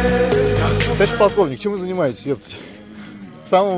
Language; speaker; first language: Russian; native; Russian